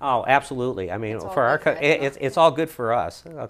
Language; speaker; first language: English; native; English